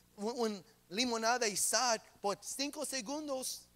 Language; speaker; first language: Spanish; non-native, learner; English